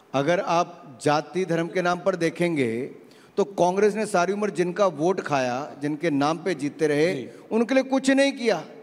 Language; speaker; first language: Hindi; native; Hindi